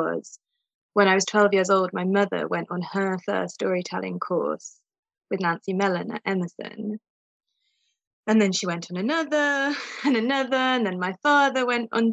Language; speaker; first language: English; native; English